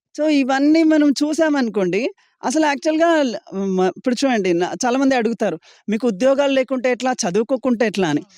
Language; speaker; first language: Telugu; native; Telugu